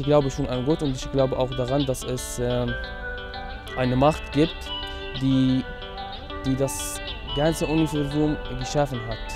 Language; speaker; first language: German; non-native, learner; Arabic